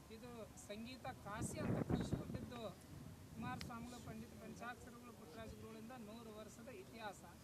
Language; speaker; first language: Kannada; native; Kannada